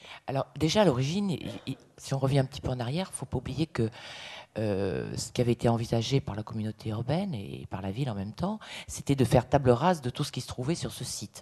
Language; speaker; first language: French; native; French